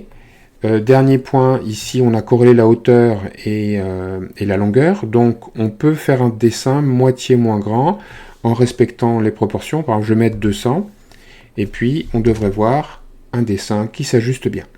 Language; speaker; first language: French; native; French